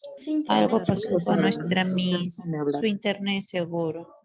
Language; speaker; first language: Spanish; native; Spanish